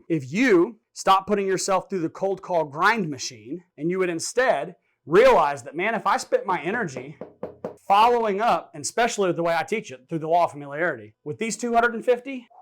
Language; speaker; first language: English; native; English